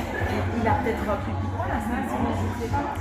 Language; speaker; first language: French; native; French